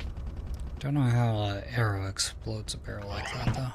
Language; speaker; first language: English; native; English